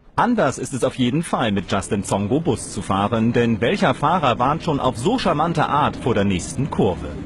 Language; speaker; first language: German; native; German